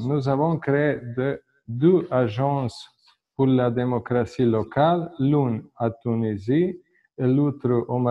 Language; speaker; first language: French; non-native, fluent; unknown